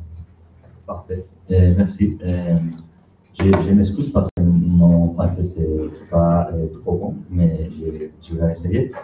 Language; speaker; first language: French; non-native, learner; Spanish